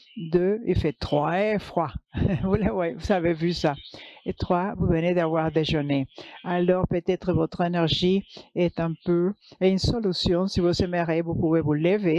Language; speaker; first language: French; non-native, learner; English